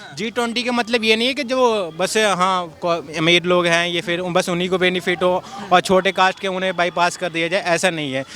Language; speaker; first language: Hindi; native; Hindi